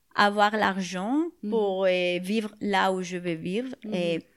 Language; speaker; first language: French; non-native, fluent; Spanish